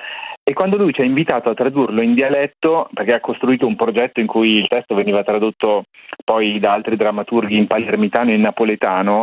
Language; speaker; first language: Italian; native; Italian